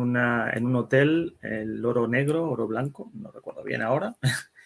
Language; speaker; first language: Spanish; early bilingual, other home language; Dutch